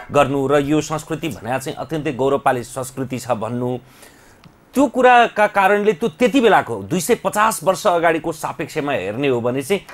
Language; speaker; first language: Nepali; native; Nepali